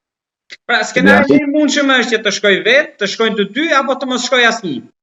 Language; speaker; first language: Albanian; native; Albanian